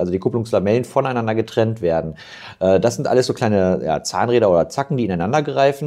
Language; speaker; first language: German; native; German